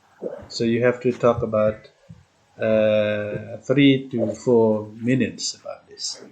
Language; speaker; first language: English; non-native, fluent; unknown